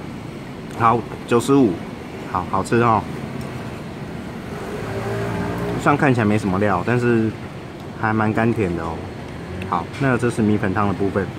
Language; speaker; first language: Chinese; native; Chinese